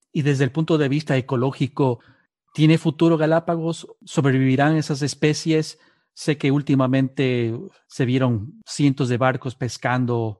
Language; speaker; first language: Spanish; native; Spanish